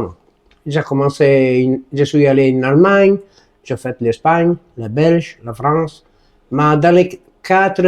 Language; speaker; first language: French; non-native, learner; Italian